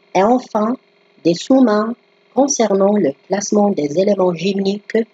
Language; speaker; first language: French; non-native, local second language; Arabic